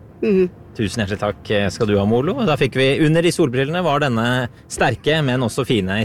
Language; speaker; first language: Norwegian; native; Norwegian